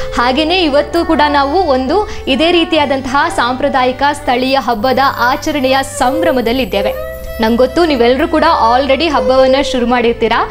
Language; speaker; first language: Kannada; native; Kannada